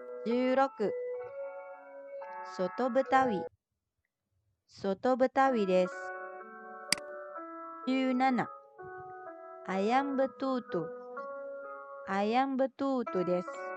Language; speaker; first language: Japanese; non-native, fluent; Indonesian